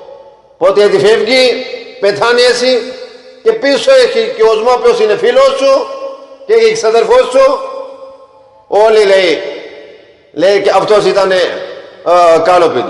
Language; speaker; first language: Greek; non-native, learner; Punjabi